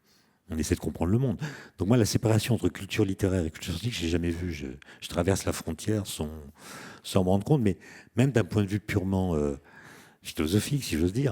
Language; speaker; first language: French; native; French